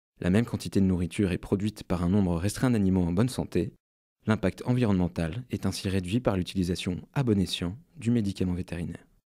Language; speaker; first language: French; native; French